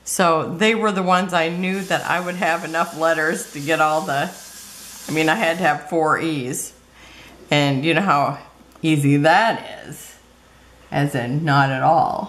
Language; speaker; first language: English; native; English